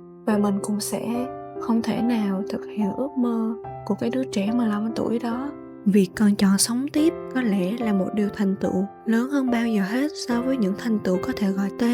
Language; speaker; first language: Vietnamese; native; Vietnamese